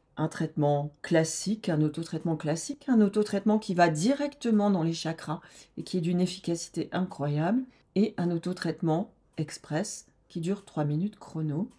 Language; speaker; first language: French; native; French